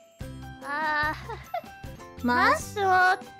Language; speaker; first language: Japanese; non-native, learner; English